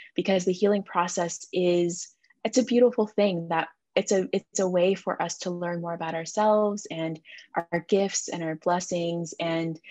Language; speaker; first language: English; native; English